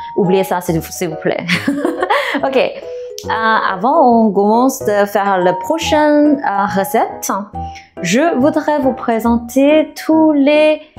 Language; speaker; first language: French; non-native, fluent; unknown